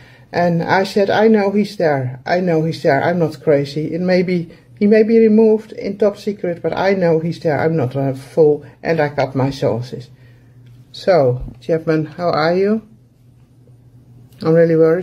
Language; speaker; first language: English; non-native, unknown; Dutch